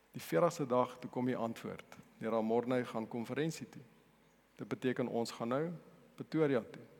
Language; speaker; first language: Afrikaans; non-native, local second language; Tswana